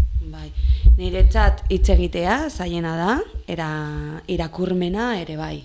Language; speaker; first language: Basque; non-native, local second language; Spanish